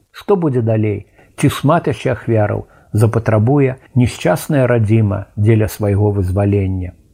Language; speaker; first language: Belarusian; native; Belarusian